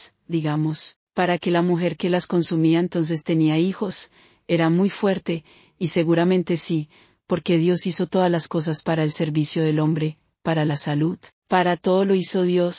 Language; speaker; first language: Spanish; native; Spanish